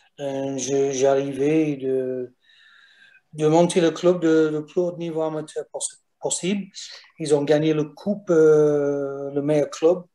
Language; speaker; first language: French; non-native, fluent; English